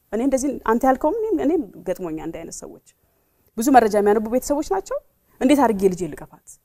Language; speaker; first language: Amharic; native; Amharic